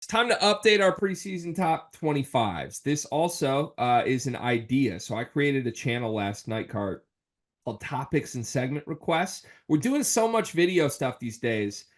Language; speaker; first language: English; native; English